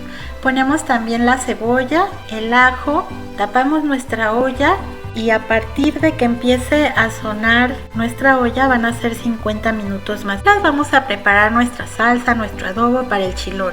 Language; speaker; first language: Spanish; native; Spanish